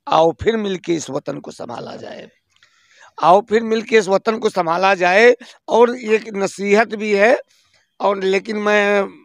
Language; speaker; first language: Hindi; native; Hindi